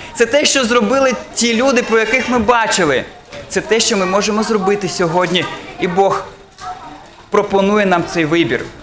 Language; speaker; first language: Ukrainian; non-native, local second language; Russian